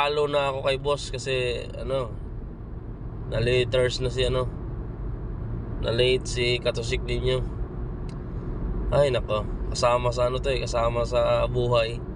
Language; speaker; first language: Filipino; native; Filipino